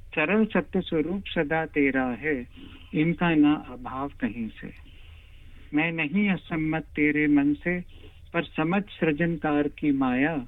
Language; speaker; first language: Hindi; native; Hindi